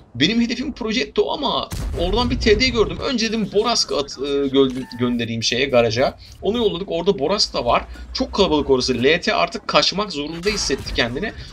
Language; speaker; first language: Turkish; native; Turkish